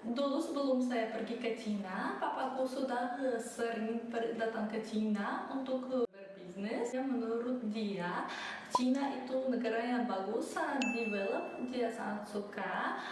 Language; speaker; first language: Indonesian; early bilingual, other home language; Russian